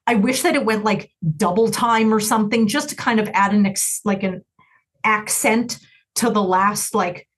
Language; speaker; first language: English; native; English